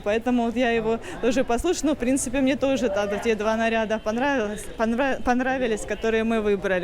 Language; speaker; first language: Russian; native; Russian